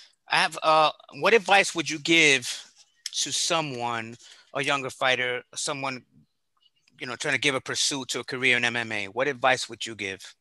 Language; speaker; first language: English; early bilingual, other home language; Spanish